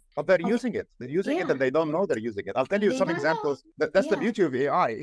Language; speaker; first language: English; non-native, fluent; Arabic